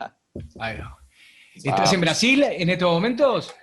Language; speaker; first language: Spanish; native; Spanish